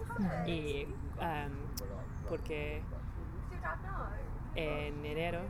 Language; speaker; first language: Spanish; non-native, learner; English